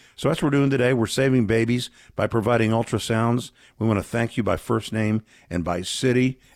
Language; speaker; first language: English; native; English